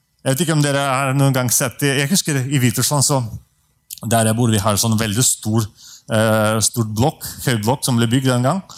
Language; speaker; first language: Norwegian; non-native, fluent; Russian